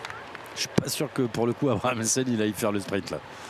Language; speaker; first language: French; native; French